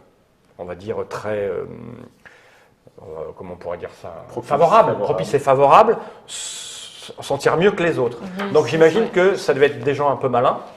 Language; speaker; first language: French; native; French